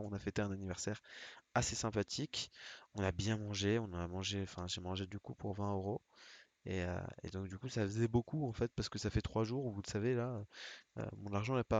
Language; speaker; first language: French; native; French